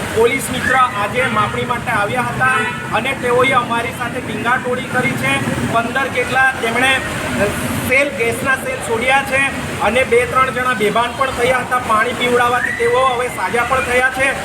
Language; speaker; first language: Gujarati; non-native, local second language; Gamit